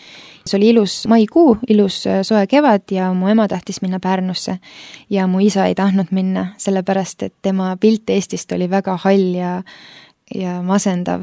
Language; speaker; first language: Estonian; early bilingual, other home language; Finnish